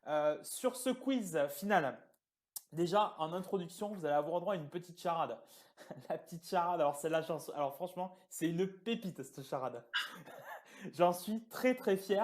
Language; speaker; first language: French; native; French